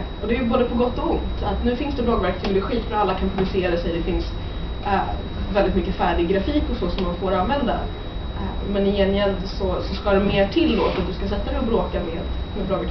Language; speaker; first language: Swedish; native; Swedish